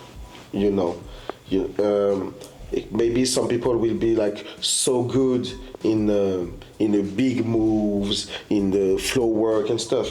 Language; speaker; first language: English; non-native, fluent; French